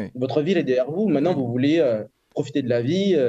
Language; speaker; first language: French; native; French